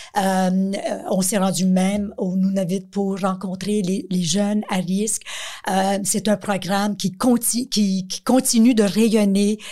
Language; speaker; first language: French; native; French